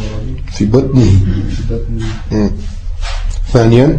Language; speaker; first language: Arabic; non-native, fluent; French